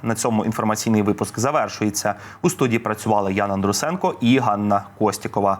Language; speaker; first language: Ukrainian; native; Ukrainian